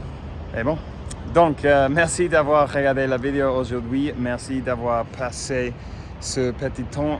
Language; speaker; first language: French; non-native, fluent; English